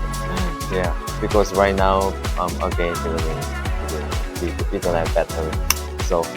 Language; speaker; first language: English; non-native, learner; Korean